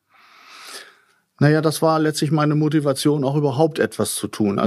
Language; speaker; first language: German; native; German